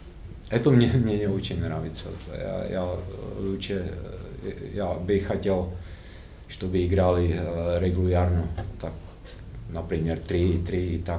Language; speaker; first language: Russian; non-native, fluent; Czech